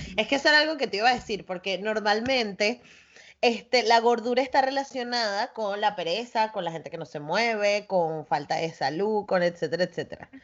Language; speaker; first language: Spanish; native; Spanish